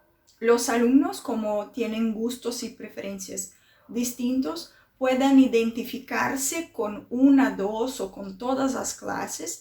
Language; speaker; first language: Spanish; non-native, fluent; Portuguese